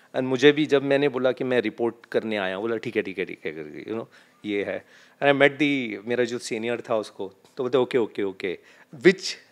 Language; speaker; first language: Hindi; non-native, local second language; Malayalam